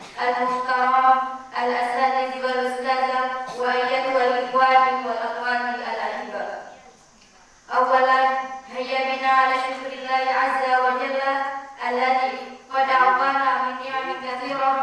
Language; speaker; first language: Arabic; non-native, learner; Indonesian